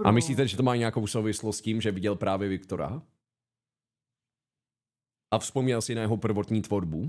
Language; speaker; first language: Czech; native; Czech